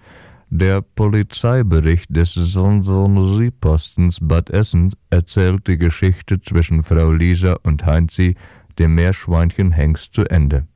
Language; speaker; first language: German; native; German